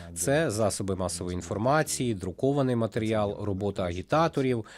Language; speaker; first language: Ukrainian; non-native, local second language; Russian